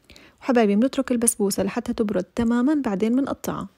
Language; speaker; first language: Arabic; native; Arabic